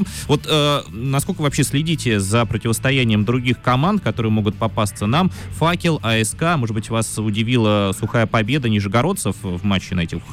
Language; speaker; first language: Russian; native; Russian